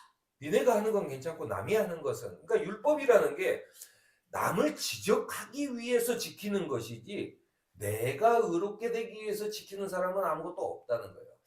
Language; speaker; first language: Korean; native; Korean